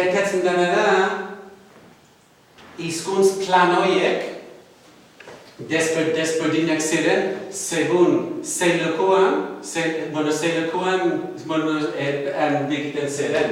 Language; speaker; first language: Basque; non-native, fluent; Welsh